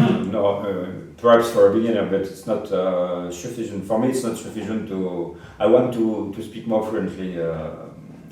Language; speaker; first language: English; non-native, fluent; French